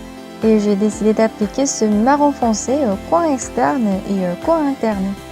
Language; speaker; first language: French; non-native, learner; Korean